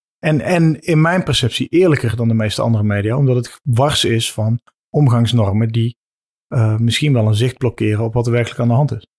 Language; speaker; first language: Dutch; native; Dutch